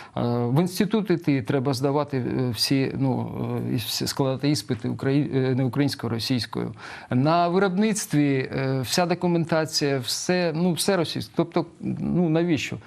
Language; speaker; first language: Ukrainian; non-native, local second language; Russian